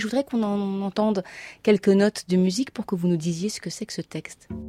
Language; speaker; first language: French; native; French